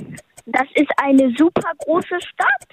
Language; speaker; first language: German; early bilingual, heritage; German